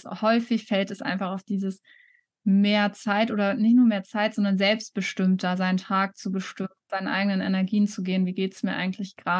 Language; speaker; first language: German; native; German